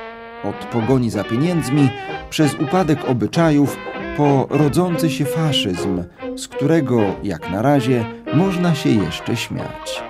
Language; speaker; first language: Polish; native; Polish